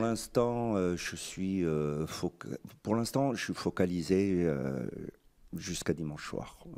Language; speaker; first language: French; native; French